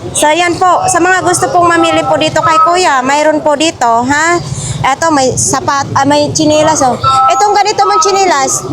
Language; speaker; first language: Filipino; non-native, local second language; Cebuano